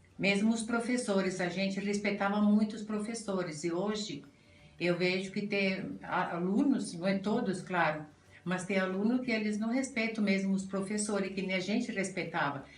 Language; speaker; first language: Portuguese; non-native, fluent; Italian